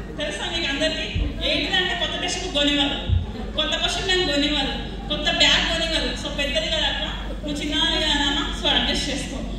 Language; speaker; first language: Telugu; early bilingual, other home language; Hindi